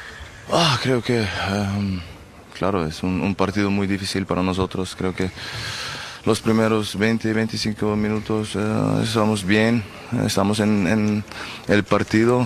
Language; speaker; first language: Spanish; non-native, learner; German